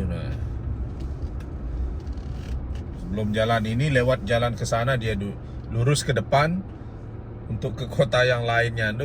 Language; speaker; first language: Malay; non-native, local second language; Balinese